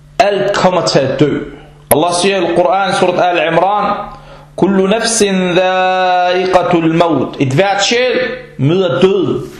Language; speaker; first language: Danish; non-native, fluent; Arabic